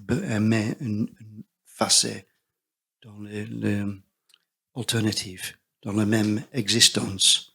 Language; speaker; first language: French; non-native, learner; English